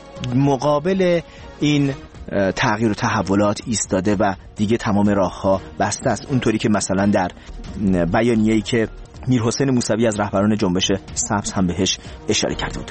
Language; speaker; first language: Persian; native; Persian